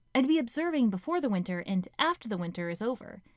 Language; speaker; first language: English; native; English